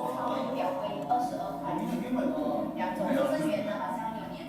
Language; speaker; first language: Chinese; native; Chinese